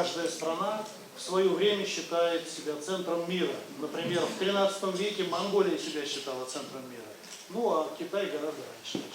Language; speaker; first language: Russian; native; Russian